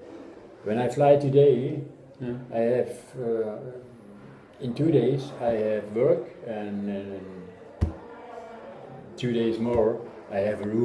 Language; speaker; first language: English; non-native, learner; German